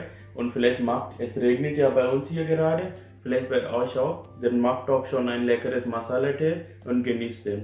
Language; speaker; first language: German; non-native, fluent; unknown